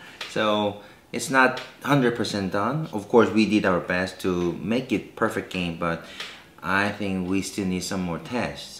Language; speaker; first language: English; non-native, fluent; Korean